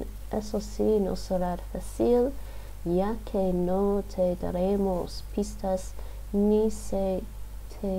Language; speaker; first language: Spanish; non-native, learner; English